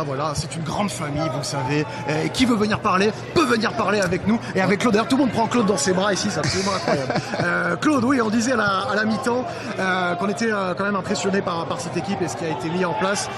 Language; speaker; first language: French; native; French